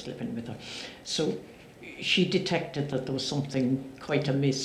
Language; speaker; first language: English; native; English